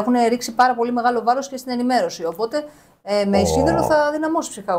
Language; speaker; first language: Greek; native; Greek